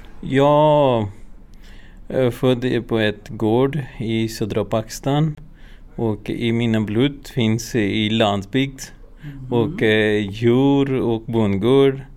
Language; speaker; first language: Swedish; non-native, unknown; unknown